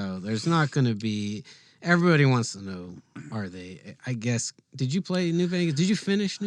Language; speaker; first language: English; native; English